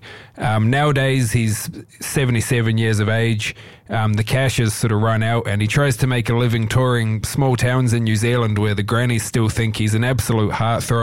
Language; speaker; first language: English; native; English